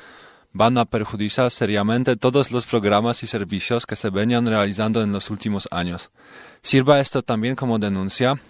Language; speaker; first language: Spanish; native; Spanish